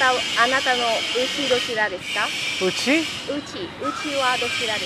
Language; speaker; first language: Japanese; non-native, learner; Vietnamese